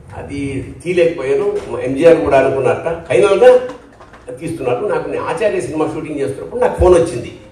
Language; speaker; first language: Telugu; native; Telugu